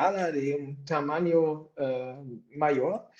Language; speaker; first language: Portuguese; non-native, fluent; German